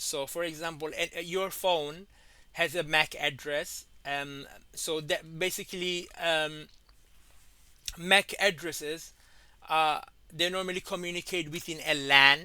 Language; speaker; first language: English; non-native, fluent; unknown